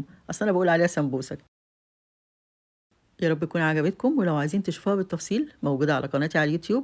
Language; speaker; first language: Arabic; native; Arabic